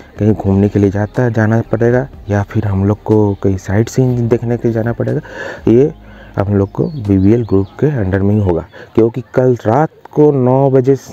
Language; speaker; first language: Hindi; non-native, local second language; Bangla